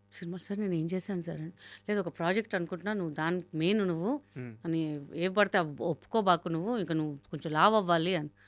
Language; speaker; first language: Telugu; non-native, local second language; Hindi